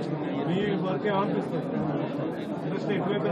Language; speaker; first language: Telugu; native; Telugu